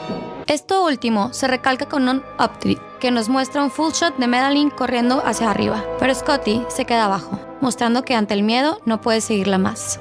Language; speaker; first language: Spanish; native; Spanish